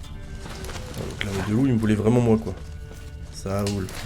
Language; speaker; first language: French; native; French